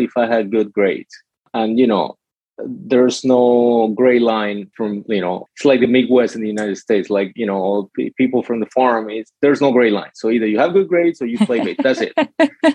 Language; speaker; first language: English; non-native, fluent; Spanish